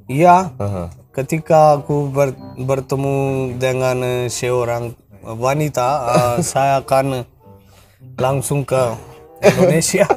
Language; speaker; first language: Indonesian; non-native, learner; Hindi